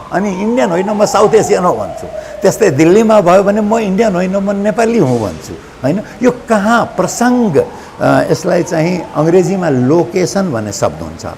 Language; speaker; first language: Nepali; non-native, local second language; Maithili